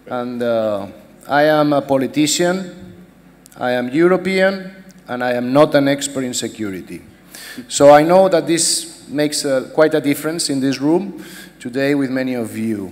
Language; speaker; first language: English; non-native, fluent; Spanish